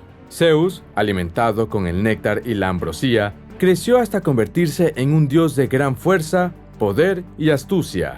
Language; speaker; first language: Spanish; native; Spanish